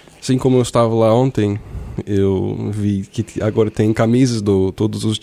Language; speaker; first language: Portuguese; non-native, fluent; English